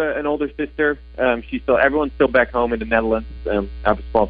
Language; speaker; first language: English; non-native, fluent; Dutch